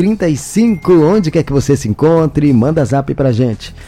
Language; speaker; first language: Portuguese; native; Portuguese